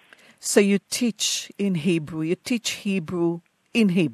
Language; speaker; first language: English; non-native, fluent; Hebrew